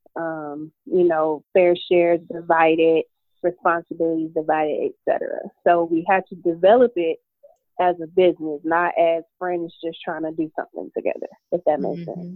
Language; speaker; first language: English; native; English